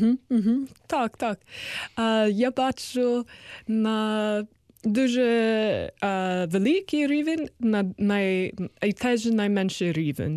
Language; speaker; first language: Ukrainian; non-native, learner; English